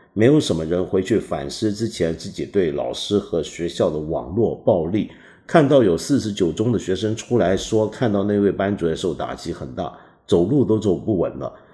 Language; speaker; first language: Chinese; non-native, local second language; Cantonese